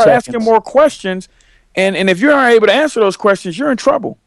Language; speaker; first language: English; native; English